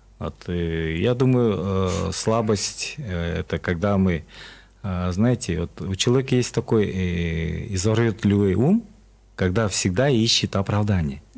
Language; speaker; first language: Russian; non-native, local second language; Kyrgyz